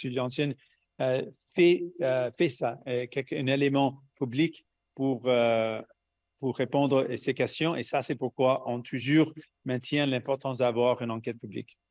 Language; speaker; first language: French; non-native, local second language; English